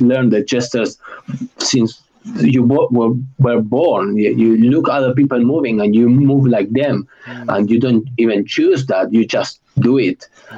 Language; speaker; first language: English; non-native, fluent; Spanish